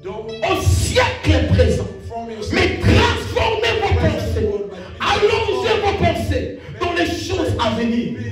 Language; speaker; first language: French; non-native, local second language; Lingala